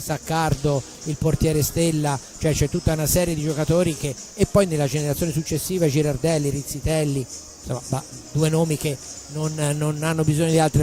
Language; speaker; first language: Italian; native; Italian